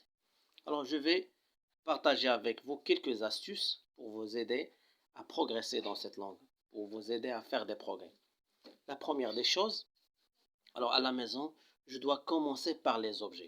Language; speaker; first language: French; non-native, local second language; Arabic